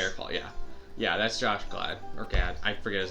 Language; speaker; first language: English; native; English